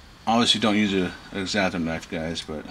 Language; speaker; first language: English; native; English